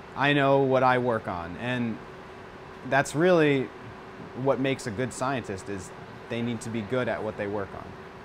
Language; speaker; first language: English; native; English